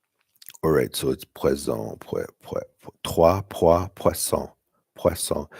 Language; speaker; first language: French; non-native, learner; English